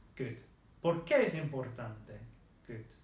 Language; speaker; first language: Spanish; non-native, fluent; English